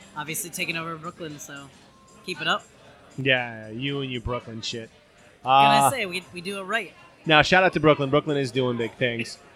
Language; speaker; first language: English; native; English